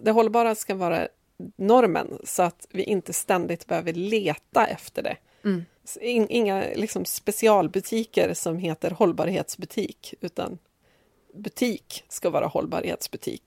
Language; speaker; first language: Swedish; native; Swedish